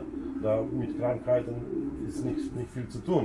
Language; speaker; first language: German; non-native, fluent; Polish